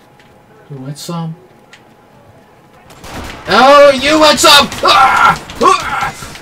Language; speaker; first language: English; native; English